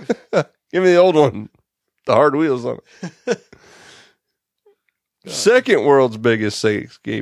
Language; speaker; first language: English; native; English